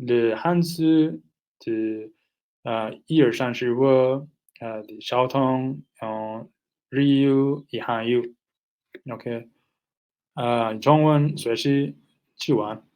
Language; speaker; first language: Chinese; non-native, learner; Nepali